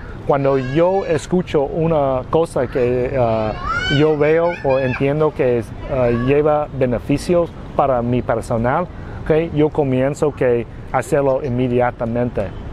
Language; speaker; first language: Spanish; non-native, learner; Vietnamese